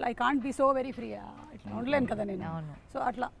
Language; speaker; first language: Telugu; native; Telugu